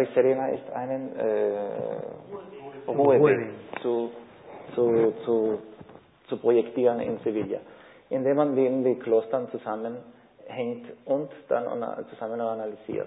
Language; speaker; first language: German; non-native, fluent; Spanish